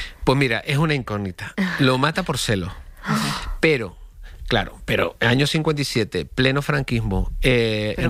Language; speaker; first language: Spanish; native; Spanish